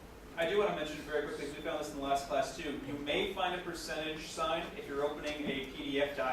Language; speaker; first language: English; native; English